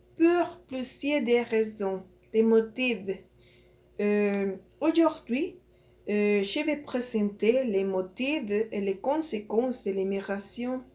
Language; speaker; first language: French; non-native, learner; Spanish